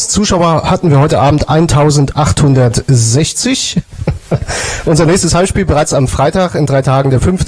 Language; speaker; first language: German; native; German